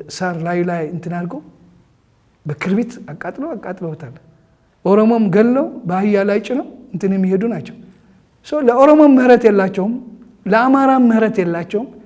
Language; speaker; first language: Amharic; non-native, local second language; Tigrinya